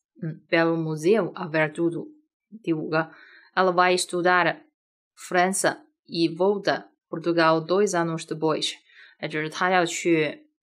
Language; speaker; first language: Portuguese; non-native, fluent; Chinese